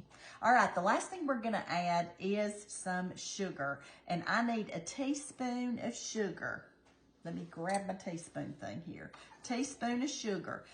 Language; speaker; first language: English; native; English